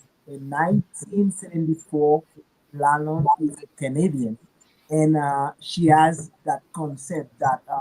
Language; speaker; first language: English; non-native, learner; Haitian Creole